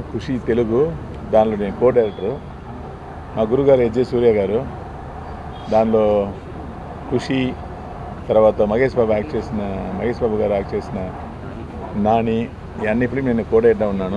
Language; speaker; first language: Telugu; non-native, learner; Tamil